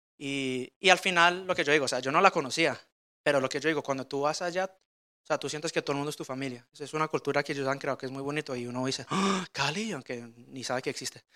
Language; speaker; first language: Spanish; early bilingual, heritage; Spanish